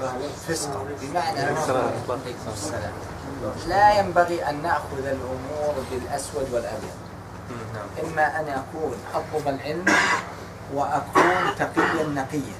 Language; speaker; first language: Arabic; native; Arabic